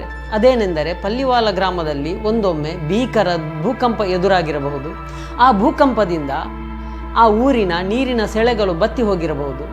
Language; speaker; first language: Kannada; native; Kannada